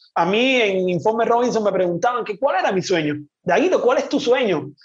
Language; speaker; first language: Spanish; native; Spanish